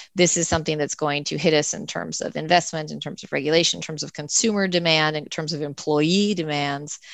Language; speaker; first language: English; native; English